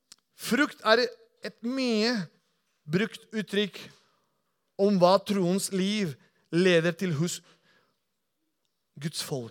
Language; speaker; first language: Norwegian; non-native, fluent; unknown